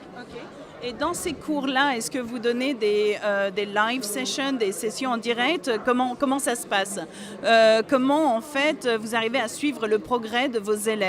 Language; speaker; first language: French; native; French